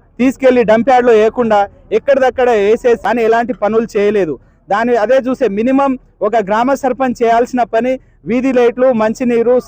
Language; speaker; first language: Telugu; native; Telugu